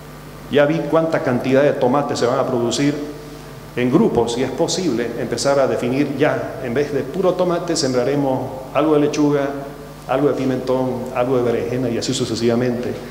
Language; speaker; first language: Spanish; native; Spanish